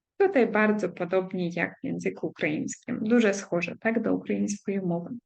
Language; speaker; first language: Polish; non-native, fluent; Ukrainian